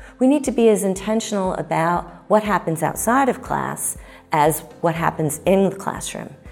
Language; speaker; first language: English; native; English